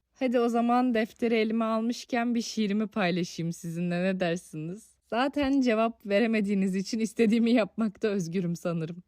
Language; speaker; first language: Turkish; native; Turkish